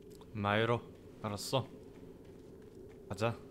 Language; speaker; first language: Korean; non-native, fluent; German